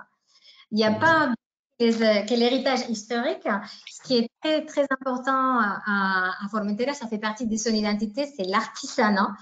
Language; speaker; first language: French; native; French